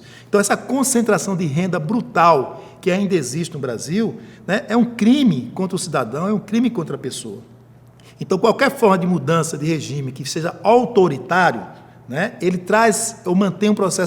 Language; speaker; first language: Portuguese; native; Portuguese